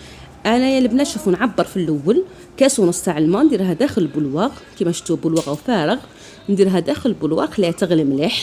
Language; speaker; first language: Arabic; native; Arabic